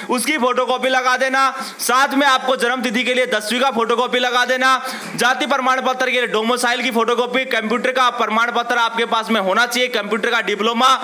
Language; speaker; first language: Hindi; native; Hindi